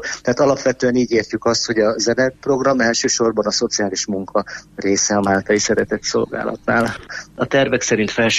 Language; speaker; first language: Hungarian; native; Hungarian